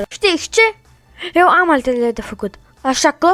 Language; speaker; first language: Romanian; native; Romanian